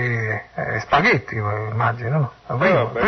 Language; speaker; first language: Italian; native; Italian